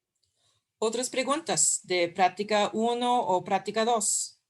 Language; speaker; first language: Spanish; non-native, fluent; English